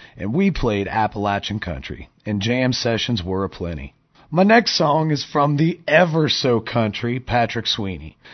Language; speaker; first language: English; native; English